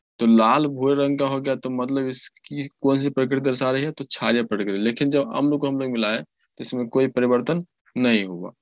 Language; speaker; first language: Hindi; native; Hindi